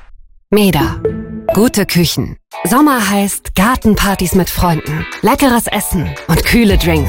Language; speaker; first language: German; native; German